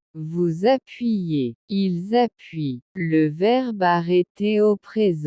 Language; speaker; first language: French; non-native, local second language; Arabic